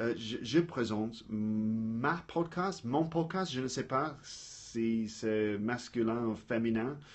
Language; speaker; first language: French; non-native, learner; English